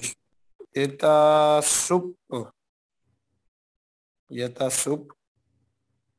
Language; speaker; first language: Russian; non-native, learner; Spanish